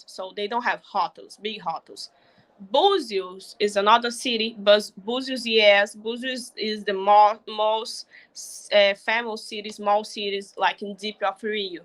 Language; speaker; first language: English; non-native, learner; Portuguese